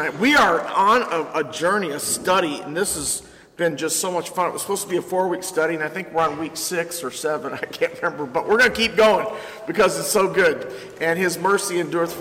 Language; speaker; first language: English; native; English